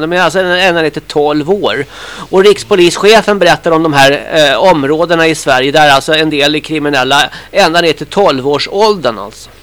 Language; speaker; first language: Swedish; native; Swedish